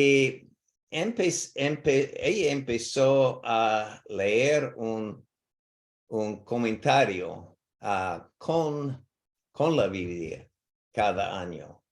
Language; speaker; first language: Spanish; non-native, learner; English